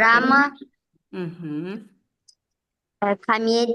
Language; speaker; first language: English; non-native, learner; Kazakh